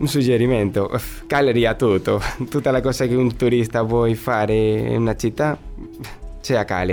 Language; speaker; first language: Italian; non-native, learner; Spanish